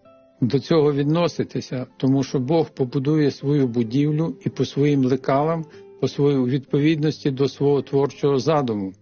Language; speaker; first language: Ukrainian; native; Ukrainian